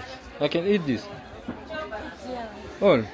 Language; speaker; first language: English; non-native, learner; French